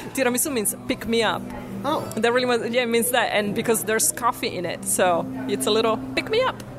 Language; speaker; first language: English; non-native, fluent; Italian